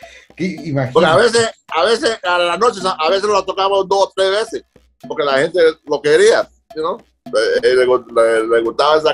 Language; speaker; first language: Spanish; early bilingual, other home language; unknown